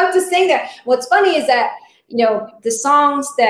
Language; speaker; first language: English; non-native, local second language; Filipino